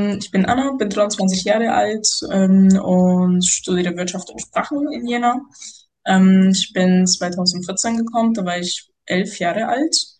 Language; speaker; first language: German; non-native, fluent; Spanish